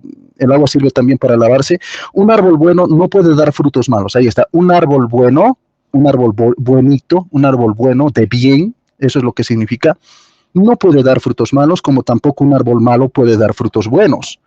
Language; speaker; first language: Spanish; native; Spanish